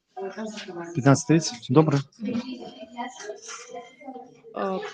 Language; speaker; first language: Ukrainian; non-native, learner; Russian